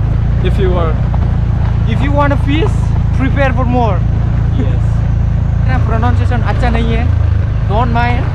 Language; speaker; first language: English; non-native, learner; Bodo